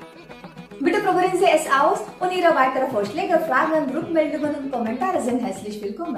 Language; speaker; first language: German; non-native, learner; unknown